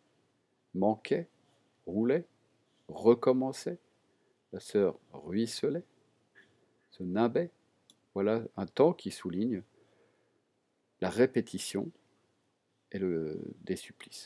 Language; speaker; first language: French; native; French